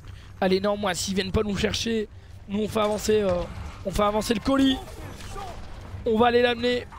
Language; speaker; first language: French; native; French